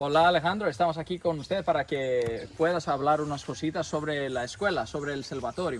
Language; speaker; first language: Spanish; non-native, fluent; Greek